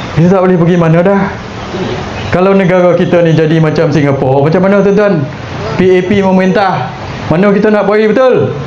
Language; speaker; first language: Malay; native; Malay